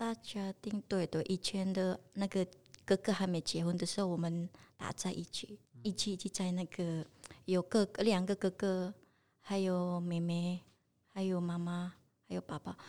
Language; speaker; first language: Chinese; non-native, learner; Indonesian